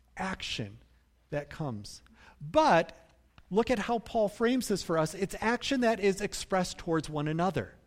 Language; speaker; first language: English; native; English